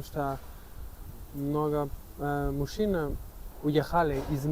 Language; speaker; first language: Russian; non-native, learner; French